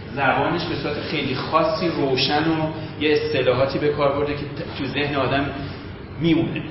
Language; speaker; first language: Persian; native; Persian